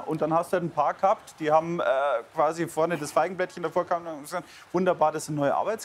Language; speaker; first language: German; native; German